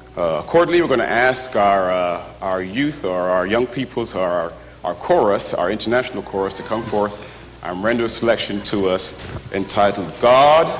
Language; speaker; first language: English; native; English